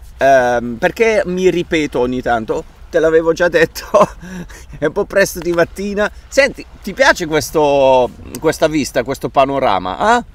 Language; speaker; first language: Italian; early bilingual, heritage; Italian